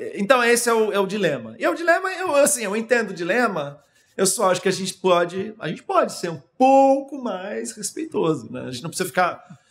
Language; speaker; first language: Portuguese; non-native, fluent; German